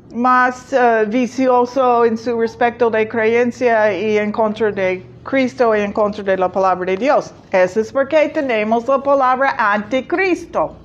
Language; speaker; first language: Spanish; non-native, fluent; English